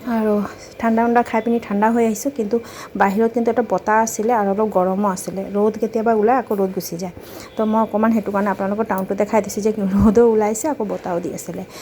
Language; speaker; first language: Assamese; non-native, local second language; Bangla